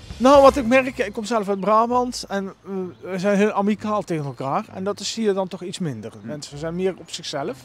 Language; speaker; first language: Dutch; native; Dutch